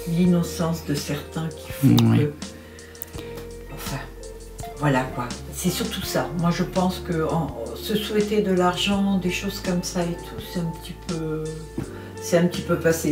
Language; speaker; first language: French; native; French